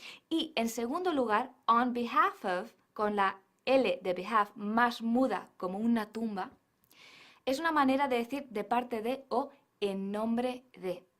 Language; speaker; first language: Spanish; non-native, fluent; English